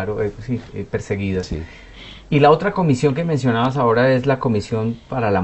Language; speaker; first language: Spanish; native; Spanish